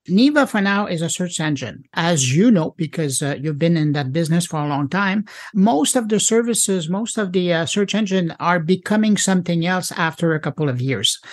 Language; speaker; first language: English; non-native, fluent; French